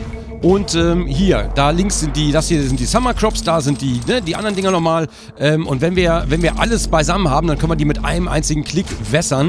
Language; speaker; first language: German; native; German